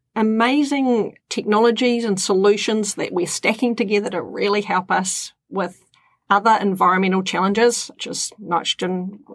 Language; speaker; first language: English; native; English